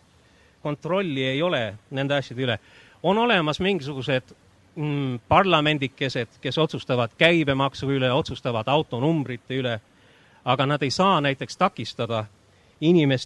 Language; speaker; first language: Estonian; early bilingual, heritage; Estonian